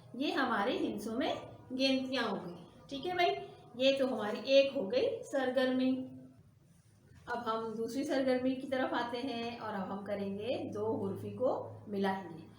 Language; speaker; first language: Hindi; non-native, local second language; Punjabi